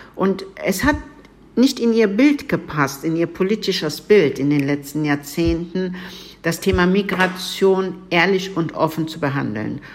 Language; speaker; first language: German; early bilingual, other home language; Turkish